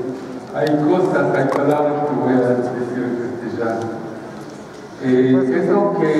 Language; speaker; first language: Spanish; early bilingual, heritage; Spanish